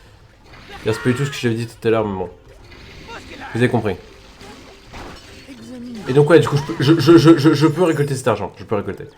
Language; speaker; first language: French; native; French